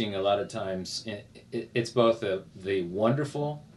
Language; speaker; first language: English; native; English